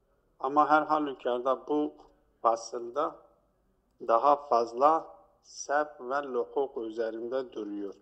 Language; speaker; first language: Turkish; native; Turkish